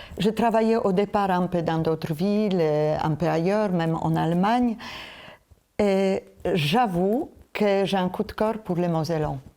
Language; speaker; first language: French; non-native, fluent; Polish